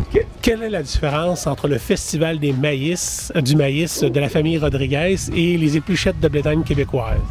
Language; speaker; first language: French; native; French